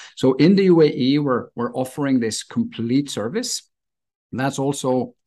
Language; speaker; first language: English; non-native, fluent; Norwegian